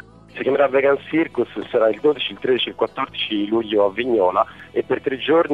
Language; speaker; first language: Italian; native; Italian